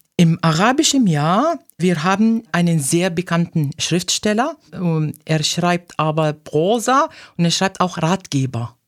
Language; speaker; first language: German; non-native, fluent; Arabic